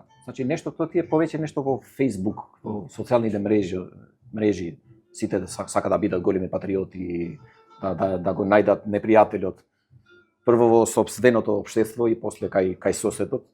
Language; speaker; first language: Macedonian; non-native, fluent; Albanian